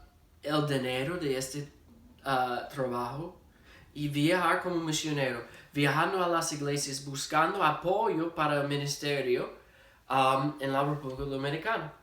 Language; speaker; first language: Spanish; non-native, fluent; English